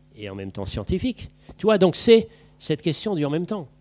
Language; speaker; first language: French; native; French